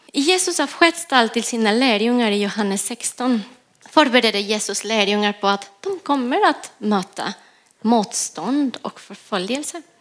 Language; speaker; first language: Swedish; non-native, fluent; Spanish